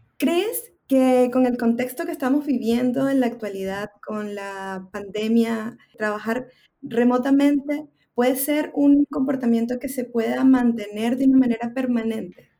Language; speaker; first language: Spanish; native; Spanish